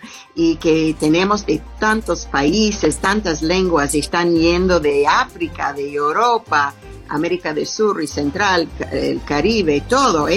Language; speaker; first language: Spanish; non-native, fluent; English